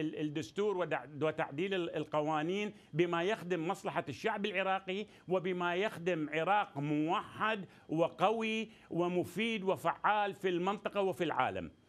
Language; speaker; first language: Arabic; native; Arabic